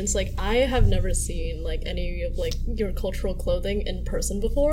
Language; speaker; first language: English; native; English